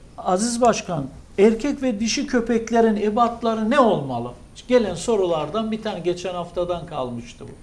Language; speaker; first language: Turkish; native; Turkish